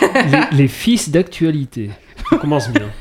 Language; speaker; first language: French; native; French